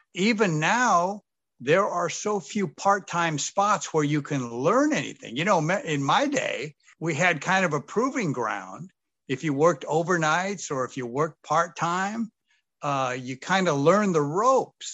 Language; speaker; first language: English; native; English